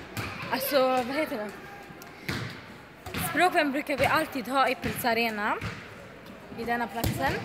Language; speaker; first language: Swedish; early bilingual, other home language; Arabic